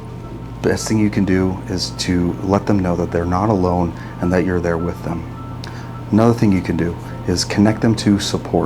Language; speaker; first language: English; native; English